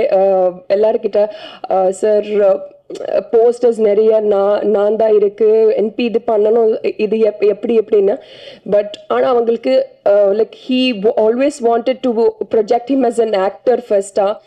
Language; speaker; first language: Tamil; non-native, fluent; Telugu